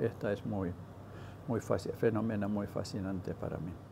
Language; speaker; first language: Spanish; non-native, learner; Finnish